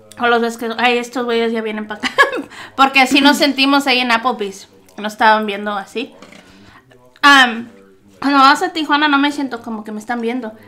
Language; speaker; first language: Spanish; early bilingual, heritage; Spanish